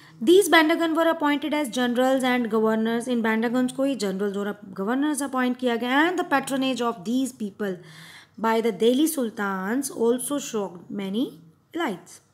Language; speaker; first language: English; non-native, local second language; Hindi